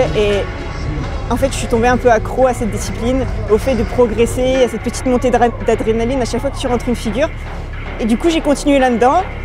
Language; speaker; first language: French; native; French